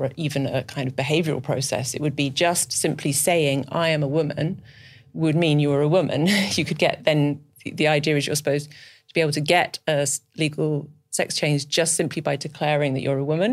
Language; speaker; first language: English; native; English